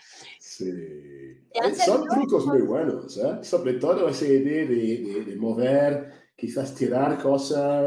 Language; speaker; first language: Spanish; non-native, fluent; English